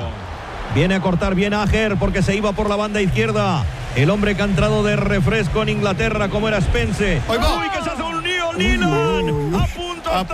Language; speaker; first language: Spanish; native; Spanish